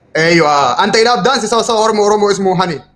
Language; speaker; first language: Arabic; non-native, learner; Oromo